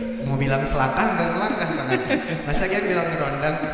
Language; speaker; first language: Indonesian; native; Indonesian